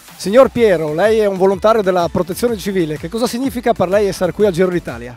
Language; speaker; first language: Italian; native; Italian